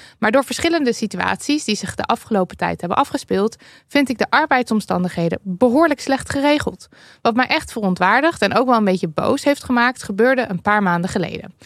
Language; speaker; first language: Dutch; native; Dutch